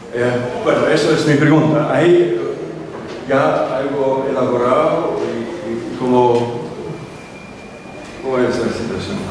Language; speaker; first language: Spanish; non-native, fluent; German